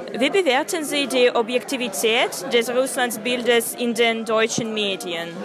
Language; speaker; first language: German; non-native, fluent; Russian